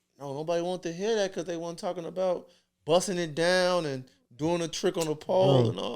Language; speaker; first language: English; native; English